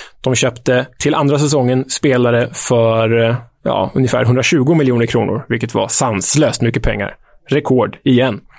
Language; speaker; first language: Swedish; native; Swedish